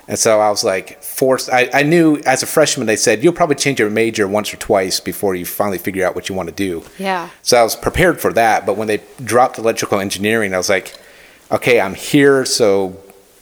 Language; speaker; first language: English; native; English